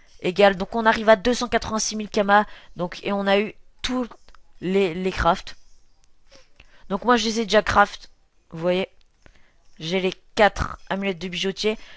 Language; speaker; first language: French; native; French